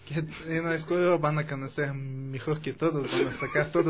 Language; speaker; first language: Spanish; non-native, fluent; Russian